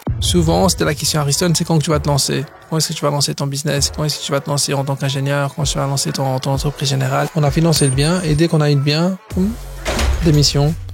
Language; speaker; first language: French; early bilingual, other home language; Portuguese